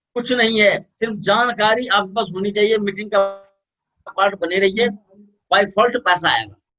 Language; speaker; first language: Hindi; native; Hindi